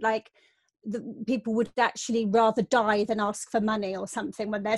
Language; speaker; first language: English; native; English